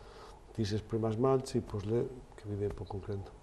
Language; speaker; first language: Macedonian; non-native, learner; Spanish